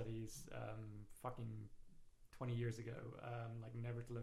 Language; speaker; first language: English; native; English